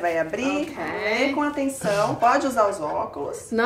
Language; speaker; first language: Portuguese; native; Portuguese